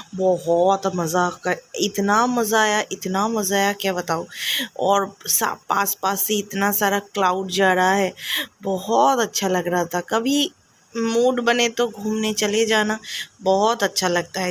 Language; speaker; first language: Hindi; non-native, local second language; Bangla